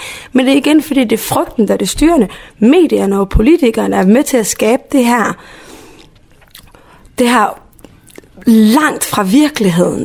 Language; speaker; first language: Danish; early bilingual, other home language; Somali